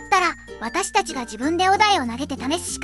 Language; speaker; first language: Japanese; native; Japanese